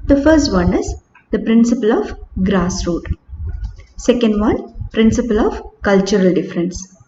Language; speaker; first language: English; non-native, local second language; Malayalam